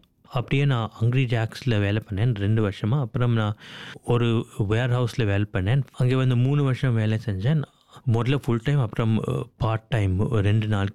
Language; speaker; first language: Tamil; early bilingual, heritage; Tamil